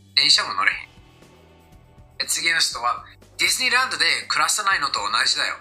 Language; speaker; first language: Japanese; non-native, fluent; English